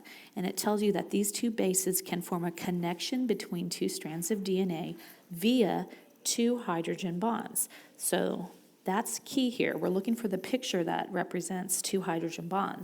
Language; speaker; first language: English; native; English